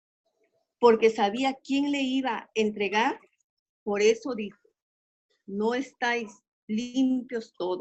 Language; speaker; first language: Spanish; native; Spanish